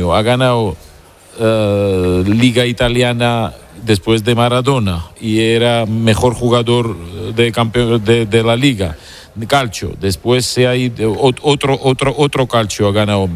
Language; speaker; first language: Spanish; non-native, fluent; Georgian